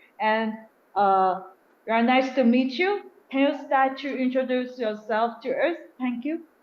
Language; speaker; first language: English; non-native, learner; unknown